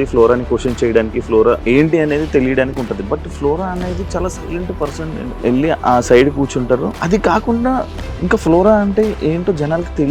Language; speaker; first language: Telugu; native; Telugu